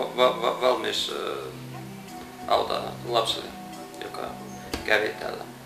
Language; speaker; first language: Finnish; non-native, fluent; Russian